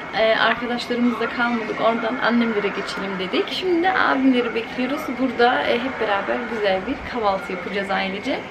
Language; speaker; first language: Turkish; early bilingual, heritage; Turkish